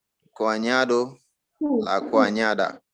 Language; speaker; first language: Spanish; non-native, learner; French